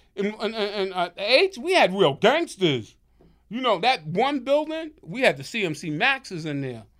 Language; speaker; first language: English; native; English